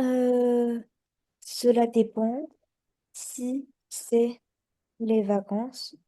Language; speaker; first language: French; non-native, learner; Chinese